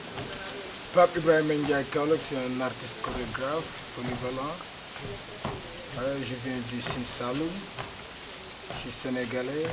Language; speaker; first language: French; non-native, local second language; Wolof